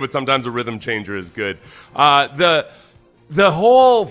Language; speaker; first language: English; native; English